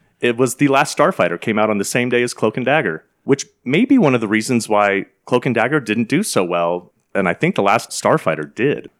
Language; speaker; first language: English; native; English